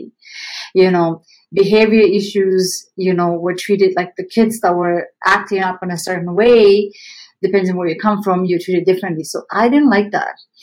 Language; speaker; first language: English; non-native, fluent; Romanian